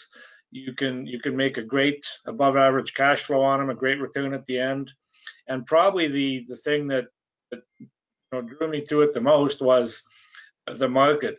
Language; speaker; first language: English; native; English